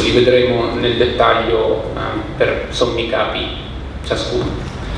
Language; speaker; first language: Italian; native; Italian